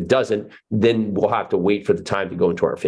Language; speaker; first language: English; native; English